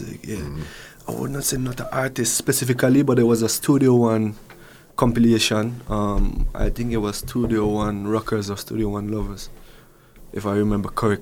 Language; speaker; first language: English; non-native, fluent; French